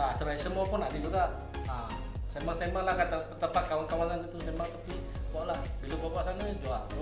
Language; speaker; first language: Malay; non-native, local second language; Chinese